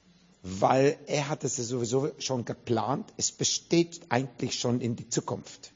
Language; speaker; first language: German; non-native, fluent; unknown